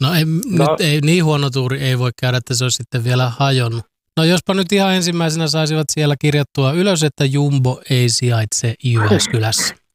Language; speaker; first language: Finnish; native; Finnish